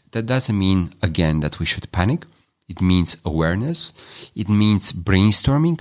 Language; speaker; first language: English; non-native, fluent; Romanian